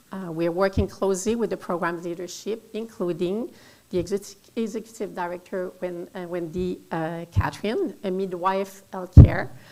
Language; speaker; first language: English; non-native, fluent; French